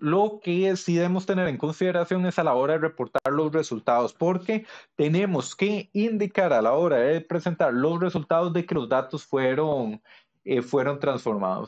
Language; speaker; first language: Spanish; native; Spanish